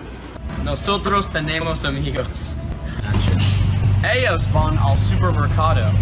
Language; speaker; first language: Spanish; non-native, learner; English